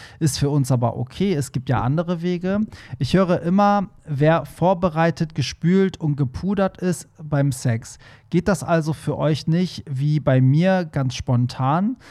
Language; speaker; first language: German; native; German